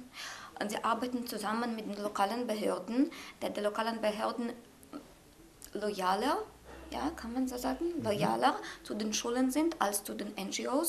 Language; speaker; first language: German; non-native, fluent; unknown